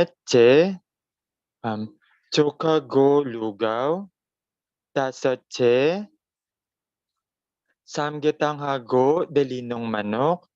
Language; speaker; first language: Korean; non-native, learner; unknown